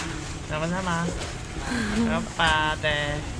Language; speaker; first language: Indonesian; non-native, learner; Swedish